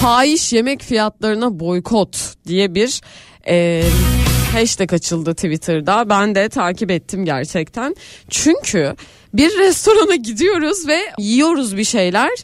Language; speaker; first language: Turkish; native; Turkish